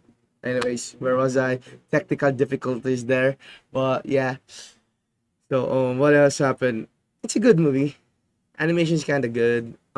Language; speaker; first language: English; non-native, fluent; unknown